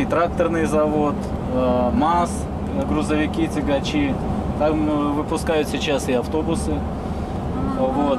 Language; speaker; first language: Russian; native; Russian